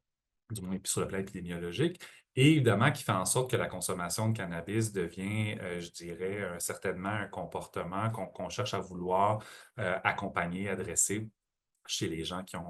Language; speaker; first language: French; native; French